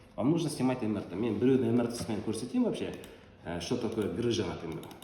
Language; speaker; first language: Russian; non-native, local second language; Kazakh